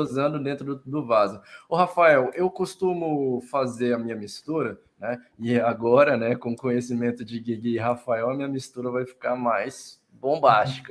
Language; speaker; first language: Portuguese; native; Portuguese